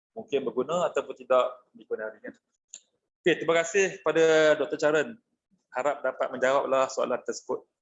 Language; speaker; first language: Malay; native; Malay